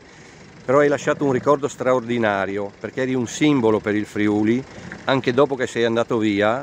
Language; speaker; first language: Italian; native; Italian